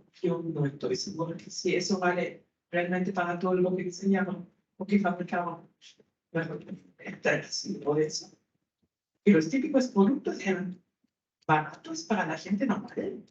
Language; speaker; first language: Spanish; non-native, fluent; German